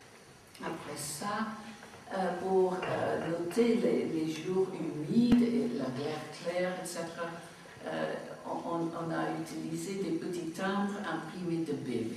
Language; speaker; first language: French; non-native, fluent; English